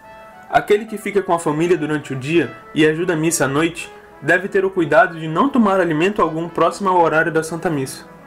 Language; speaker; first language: Portuguese; native; Portuguese